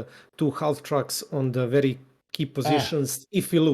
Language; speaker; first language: English; non-native, fluent; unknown